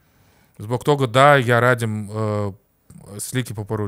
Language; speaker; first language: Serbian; non-native, learner; Russian